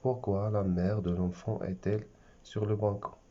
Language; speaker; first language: French; non-native, local second language; Arabic